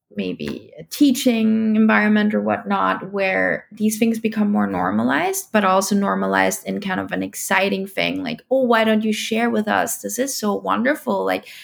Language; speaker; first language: English; non-native, fluent; German